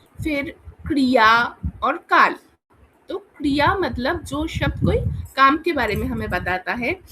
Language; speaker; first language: Hindi; non-native, local second language; Bangla